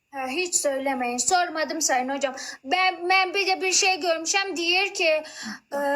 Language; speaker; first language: Turkish; early bilingual, heritage; Turkish